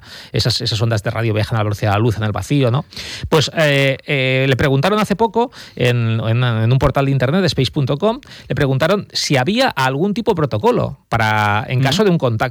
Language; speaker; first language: Spanish; native; Spanish